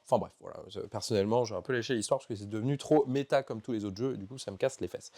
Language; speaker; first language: French; native; French